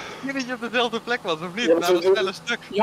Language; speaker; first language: Dutch; native; Dutch